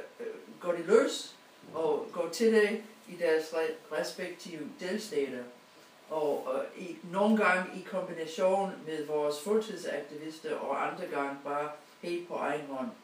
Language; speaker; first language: Danish; non-native, fluent; English